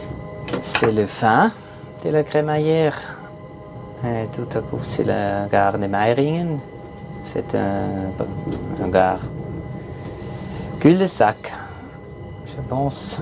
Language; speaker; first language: French; non-native, learner; German